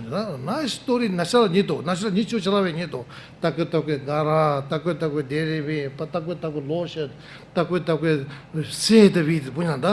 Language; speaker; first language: Russian; non-native, learner; Tibetan